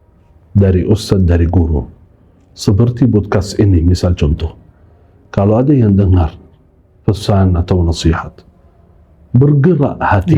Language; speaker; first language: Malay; non-native, fluent; Arabic